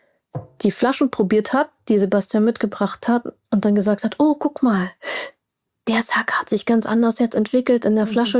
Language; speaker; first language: German; native; German